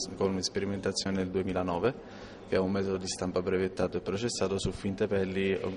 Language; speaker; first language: Italian; native; Italian